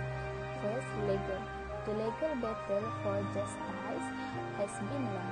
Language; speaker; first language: English; non-native, local second language; Malay